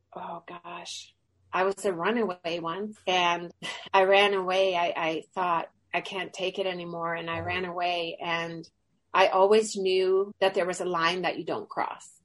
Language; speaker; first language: English; early bilingual, other home language; Swedish